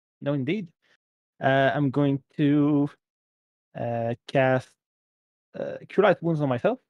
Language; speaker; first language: English; non-native, fluent; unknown